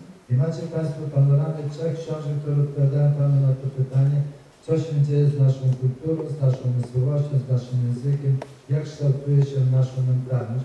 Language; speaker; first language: Polish; native; Polish